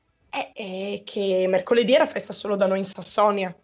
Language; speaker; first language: Italian; native; Italian